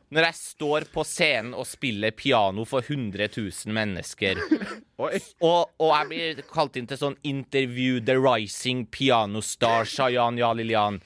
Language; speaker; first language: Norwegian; early bilingual, other home language; Persian